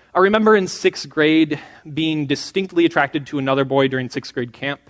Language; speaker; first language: English; native; English